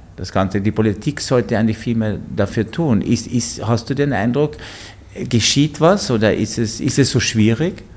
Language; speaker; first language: German; native; German